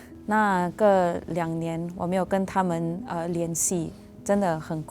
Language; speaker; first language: Chinese; non-native, local second language; English